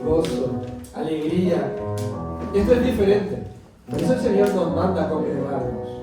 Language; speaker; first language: Spanish; native; Spanish